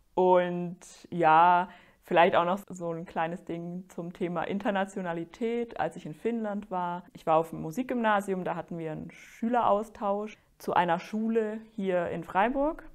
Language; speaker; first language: German; non-native, fluent; Finnish